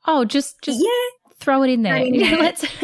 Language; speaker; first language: English; native; English